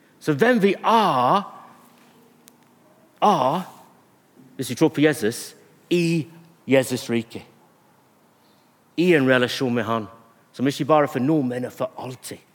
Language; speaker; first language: Norwegian; non-native, fluent; English